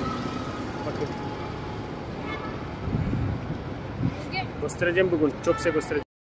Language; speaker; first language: Turkish; non-native, fluent; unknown